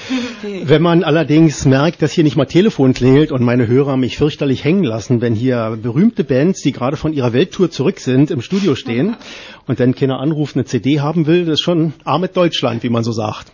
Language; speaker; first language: German; native; German